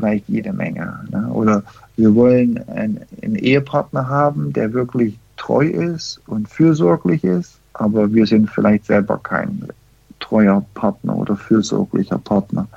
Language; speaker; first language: German; early bilingual, heritage; German